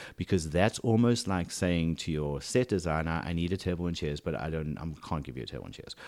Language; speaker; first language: English; native; English